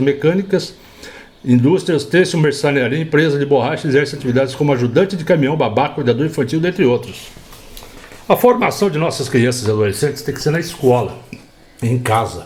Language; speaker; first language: Portuguese; native; Portuguese